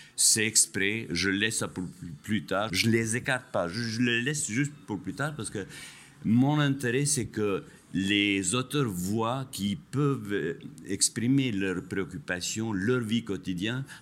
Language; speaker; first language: French; non-native, fluent; Albanian